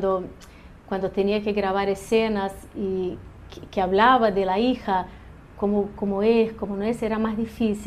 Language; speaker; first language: Spanish; early bilingual, heritage; Portuguese